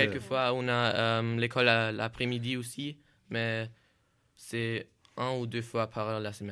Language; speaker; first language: French; non-native, learner; German